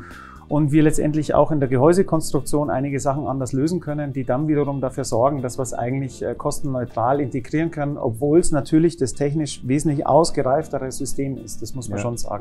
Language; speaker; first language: German; native; German